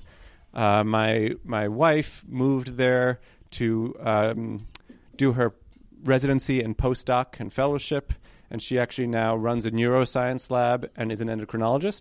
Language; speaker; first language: English; early bilingual, other home language; Hebrew